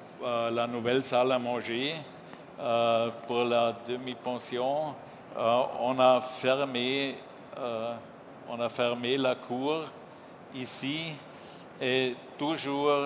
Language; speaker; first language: French; non-native, learner; German